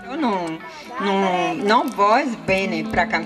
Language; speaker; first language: Italian; non-native, learner; Portuguese